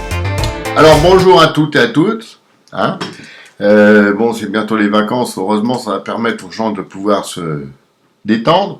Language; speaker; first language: French; native; French